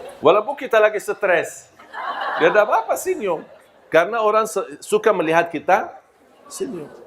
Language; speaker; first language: Malay; non-native, fluent; Arabic